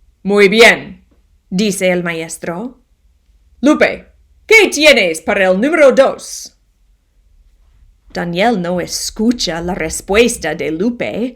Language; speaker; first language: Spanish; non-native, fluent; English